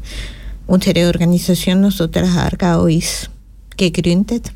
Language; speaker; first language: German; non-native, fluent; Spanish